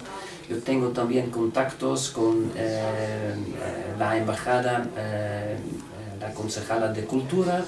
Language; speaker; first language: Spanish; non-native, fluent; Dutch